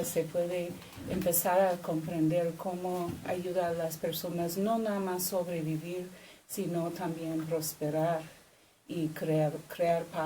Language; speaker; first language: Spanish; non-native, fluent; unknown